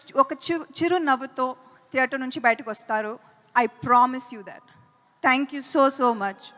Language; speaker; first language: Telugu; non-native, fluent; Tamil